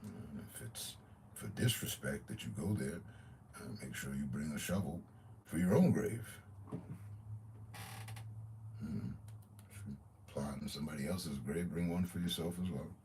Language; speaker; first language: English; native; English